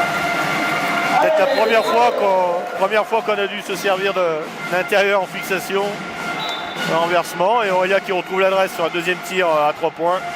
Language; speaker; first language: French; native; French